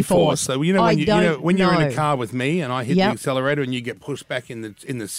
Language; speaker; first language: English; native; English